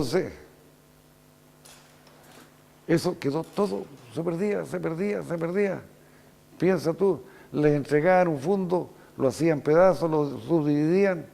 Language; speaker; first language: Spanish; native; Spanish